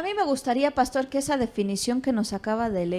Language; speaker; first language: Spanish; native; Spanish